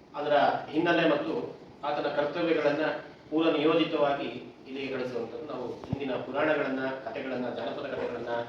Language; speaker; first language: Kannada; non-native, local second language; Kodava